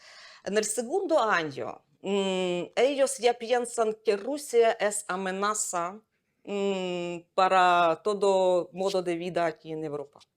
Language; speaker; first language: Spanish; non-native, fluent; Ukrainian